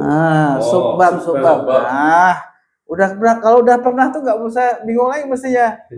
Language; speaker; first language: Indonesian; native; Indonesian